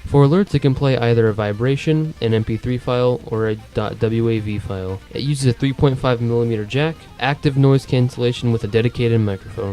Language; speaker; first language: English; native; English